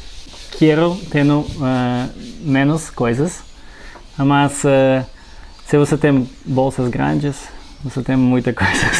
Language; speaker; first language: Portuguese; non-native, learner; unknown